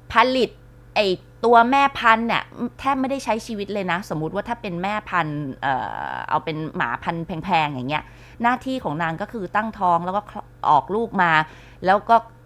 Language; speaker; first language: Thai; native; Thai